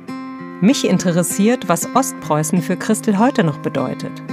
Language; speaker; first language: German; native; German